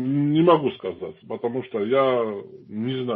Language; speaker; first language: Russian; non-native, fluent; Georgian